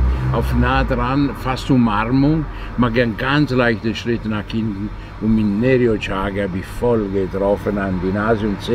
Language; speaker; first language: German; non-native, fluent; Italian